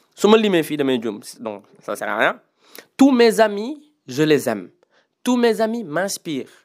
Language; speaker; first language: French; non-native, local second language; Wolof